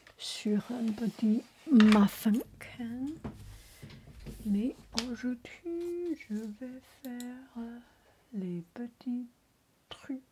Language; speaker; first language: French; non-native, learner; Chinese